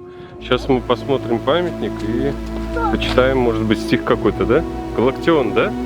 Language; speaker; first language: Russian; native; Russian